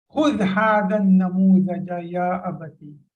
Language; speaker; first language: Arabic; non-native, fluent; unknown